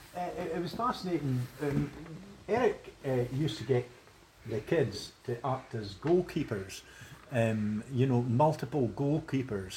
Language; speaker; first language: English; native; English